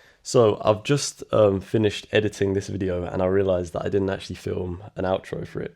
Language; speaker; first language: English; native; English